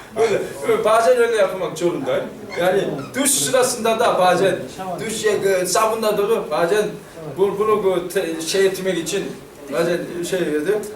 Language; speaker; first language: Turkish; non-native, fluent; Korean